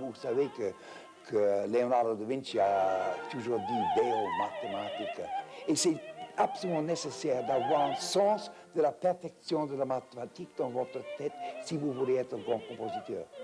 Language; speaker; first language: French; non-native, fluent; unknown